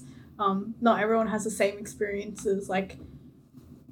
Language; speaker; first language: English; native; English